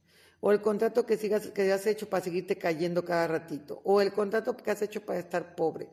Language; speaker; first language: Spanish; native; Spanish